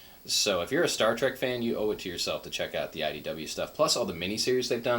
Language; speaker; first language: English; native; English